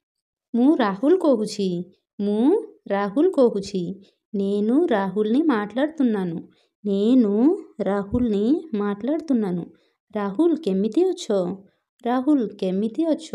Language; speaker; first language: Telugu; non-native, local second language; Odia